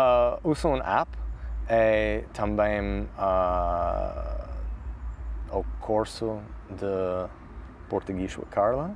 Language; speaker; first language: Portuguese; non-native, learner; English